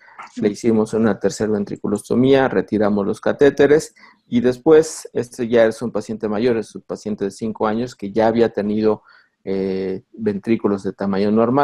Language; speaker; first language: Spanish; native; Spanish